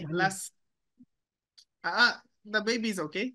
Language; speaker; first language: English; non-native, learner; Japanese